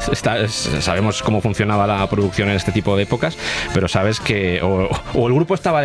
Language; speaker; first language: Spanish; native; Spanish